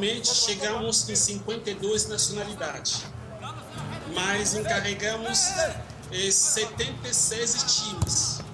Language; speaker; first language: Portuguese; non-native, fluent; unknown